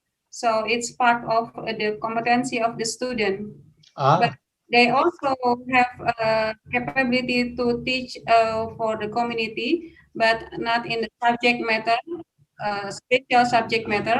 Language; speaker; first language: English; non-native, fluent; Indonesian